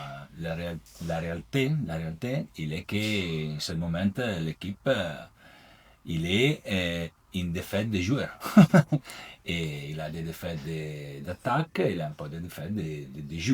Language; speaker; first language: French; non-native, learner; Italian